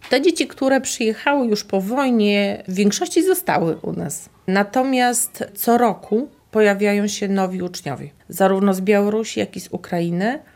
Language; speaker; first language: Polish; native; Polish